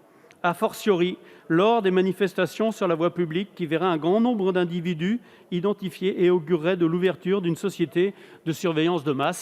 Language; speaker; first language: French; native; French